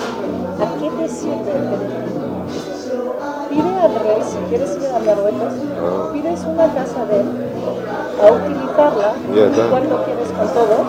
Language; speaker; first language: Spanish; non-native, fluent; German